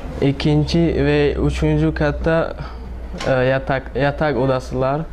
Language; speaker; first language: Turkish; non-native, learner; Tajik